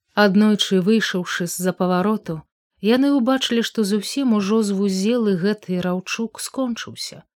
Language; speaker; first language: Belarusian; native; Belarusian